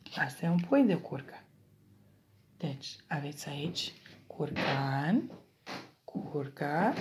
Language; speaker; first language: Romanian; non-native, learner; English